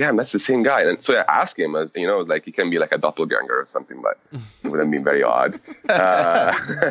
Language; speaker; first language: English; non-native, fluent; Italian